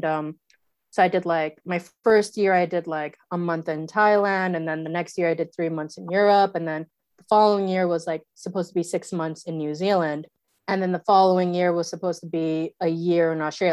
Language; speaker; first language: English; native; English